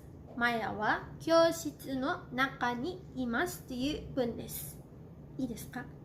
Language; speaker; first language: Japanese; non-native, fluent; Cebuano